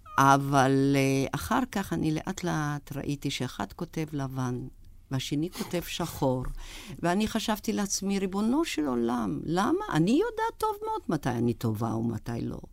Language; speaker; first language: Hebrew; non-native, fluent; German